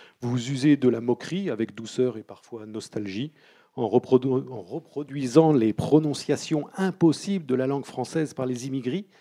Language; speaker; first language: French; native; French